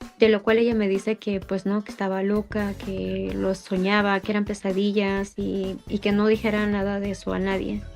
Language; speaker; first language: Spanish; native; Spanish